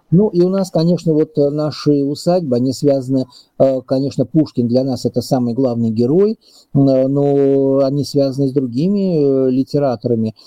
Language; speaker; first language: Russian; native; Russian